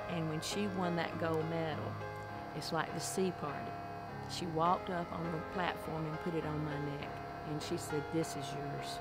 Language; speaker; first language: English; native; English